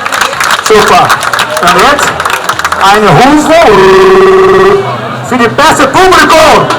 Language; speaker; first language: German; non-native, learner; Portuguese